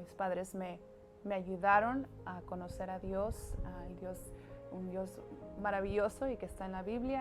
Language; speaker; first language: Spanish; early bilingual, heritage; Spanish